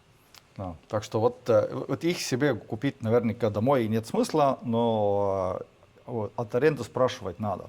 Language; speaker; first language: Russian; non-native, fluent; Estonian